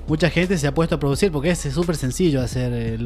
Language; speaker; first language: Spanish; native; Spanish